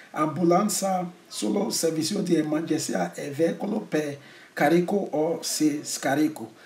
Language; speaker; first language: Italian; non-native, learner; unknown